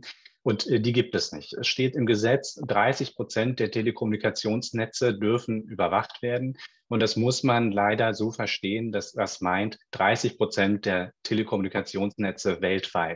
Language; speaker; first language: German; native; German